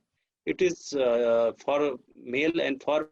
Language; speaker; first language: English; non-native, fluent; Nepali